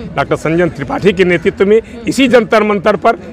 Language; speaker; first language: Hindi; native; Hindi